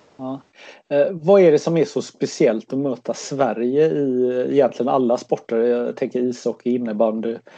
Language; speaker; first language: Swedish; native; Swedish